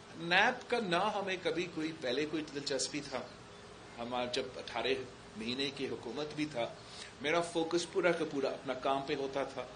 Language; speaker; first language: Urdu; non-native, local second language; English